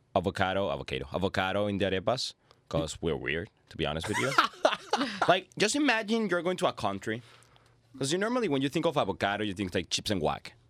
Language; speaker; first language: English; non-native, fluent; Spanish